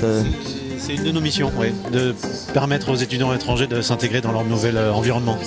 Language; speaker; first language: French; native; French